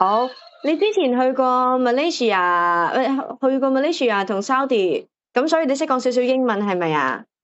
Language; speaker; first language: Cantonese; native; Cantonese